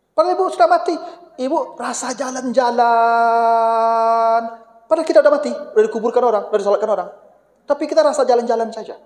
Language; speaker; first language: Malay; non-native, local second language; Minangkabau